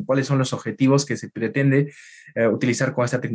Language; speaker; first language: Spanish; native; Spanish